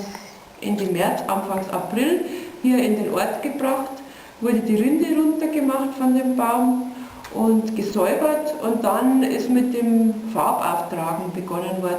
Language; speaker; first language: German; native; German